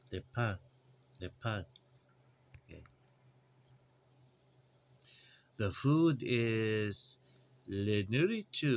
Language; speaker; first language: French; non-native, learner; English